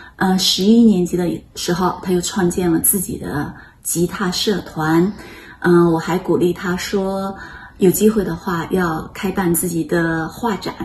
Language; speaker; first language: Chinese; native; Chinese